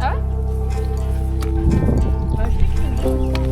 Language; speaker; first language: French; native; French